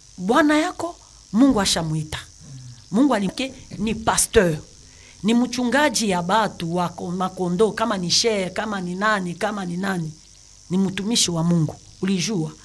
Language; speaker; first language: Swahili; native; Swahili